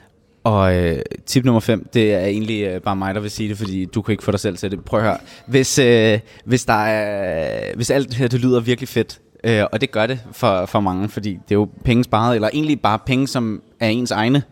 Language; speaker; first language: Danish; native; Danish